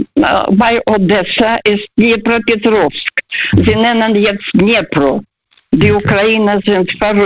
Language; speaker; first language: German; non-native, fluent; Russian